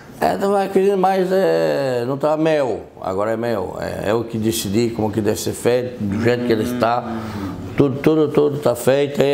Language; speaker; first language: Portuguese; non-native, fluent; French